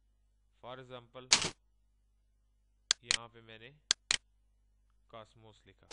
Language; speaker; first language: Urdu; native; Urdu